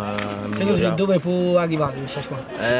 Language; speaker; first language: Italian; native; Italian